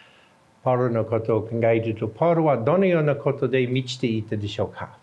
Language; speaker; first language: Japanese; non-native, fluent; English